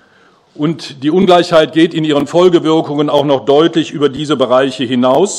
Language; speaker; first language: German; native; German